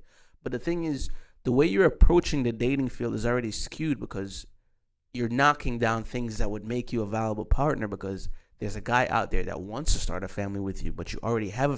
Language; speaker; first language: English; native; English